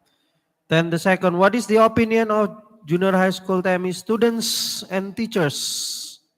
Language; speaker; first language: English; non-native, fluent; Indonesian